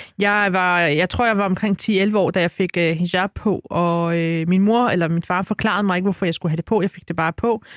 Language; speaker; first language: Danish; early bilingual, other home language; Arabic